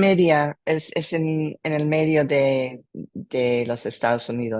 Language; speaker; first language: Spanish; non-native, learner; English